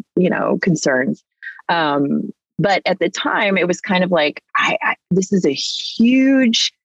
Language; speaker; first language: English; early bilingual, other home language; Spanish